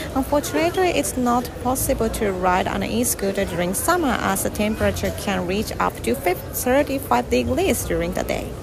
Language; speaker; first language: English; non-native, fluent; Japanese